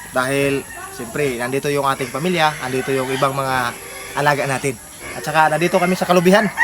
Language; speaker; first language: Filipino; non-native, local second language; Cebuano